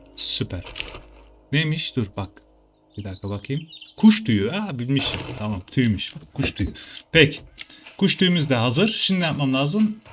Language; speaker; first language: Turkish; early bilingual, heritage; Turkish